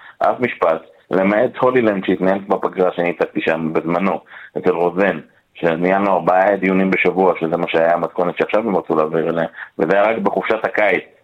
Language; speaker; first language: Hebrew; native; Hebrew